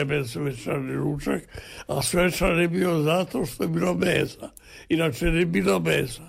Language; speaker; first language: Serbian; native; Serbian